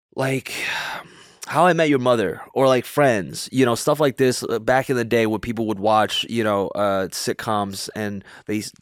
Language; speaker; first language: English; early bilingual, other home language; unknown